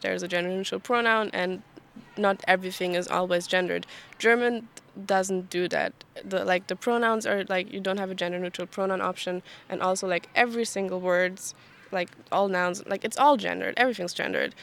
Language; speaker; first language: English; non-native, fluent; German